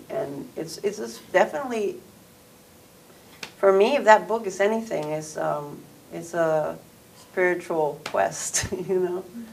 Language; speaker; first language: English; early bilingual, other home language; Spanish